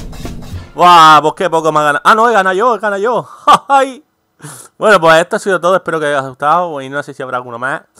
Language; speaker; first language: Spanish; native; Spanish